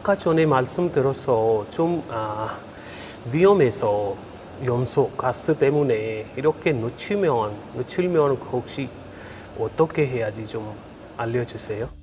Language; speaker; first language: Korean; non-native, learner; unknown